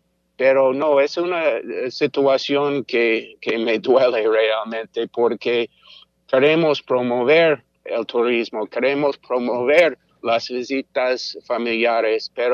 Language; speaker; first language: Spanish; non-native, fluent; English